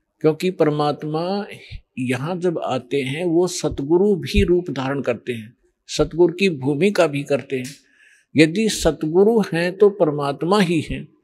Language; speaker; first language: Hindi; native; Hindi